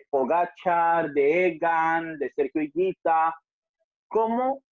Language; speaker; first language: Spanish; native; Spanish